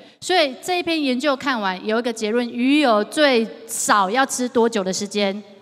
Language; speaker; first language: Chinese; native; Chinese